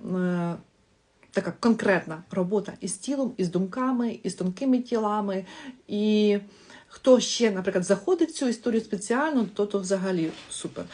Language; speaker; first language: Ukrainian; non-native, local second language; Russian